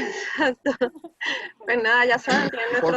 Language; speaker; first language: Spanish; native; Spanish